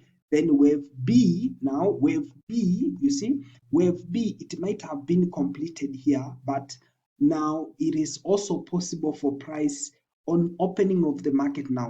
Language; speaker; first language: English; non-native, local second language; Swahili